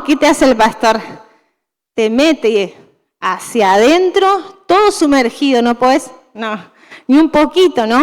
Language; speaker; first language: Spanish; native; Spanish